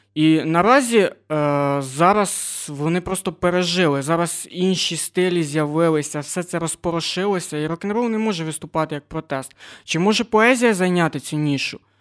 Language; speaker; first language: Ukrainian; non-native, local second language; Russian